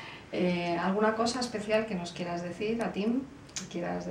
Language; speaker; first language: Portuguese; non-native, learner; Spanish